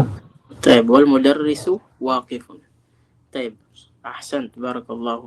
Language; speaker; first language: Arabic; non-native, fluent; Filipino